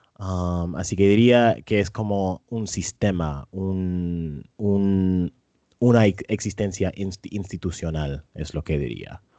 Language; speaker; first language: Spanish; non-native, fluent; English